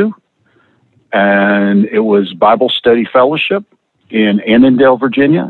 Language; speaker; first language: English; native; English